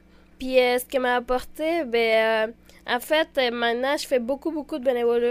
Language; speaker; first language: French; early bilingual, other home language; Spanish